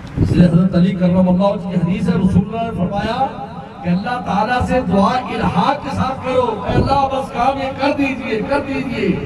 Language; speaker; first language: Urdu; non-native, local second language; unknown